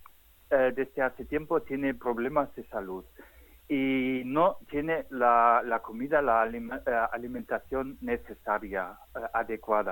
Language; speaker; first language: Spanish; non-native, fluent; German